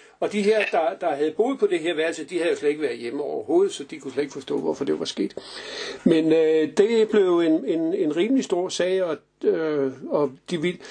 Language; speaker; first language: Danish; native; Danish